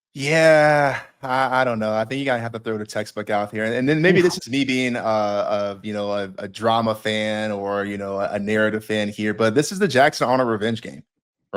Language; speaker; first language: English; native; English